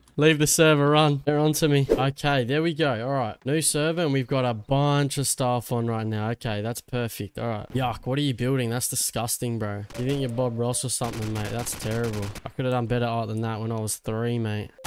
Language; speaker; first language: English; native; English